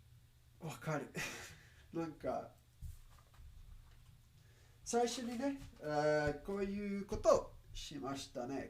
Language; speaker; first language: Japanese; non-native, learner; Spanish